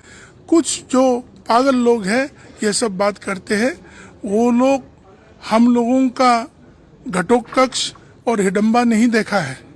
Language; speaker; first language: Hindi; non-native, local second language; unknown